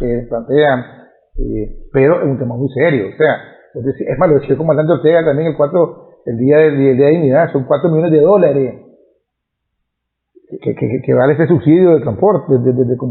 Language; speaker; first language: Spanish; native; Spanish